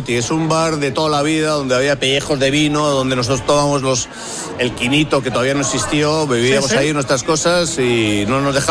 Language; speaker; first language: Spanish; non-native, local second language; Basque